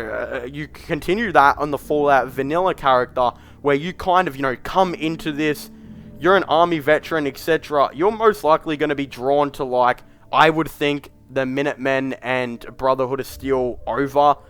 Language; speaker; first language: English; native; English